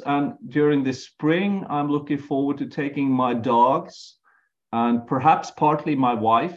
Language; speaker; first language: English; non-native, fluent; Norwegian